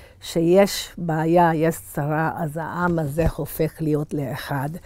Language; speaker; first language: Hebrew; early bilingual, other home language; Hungarian